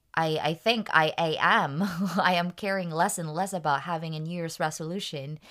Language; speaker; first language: English; non-native, local second language; Waray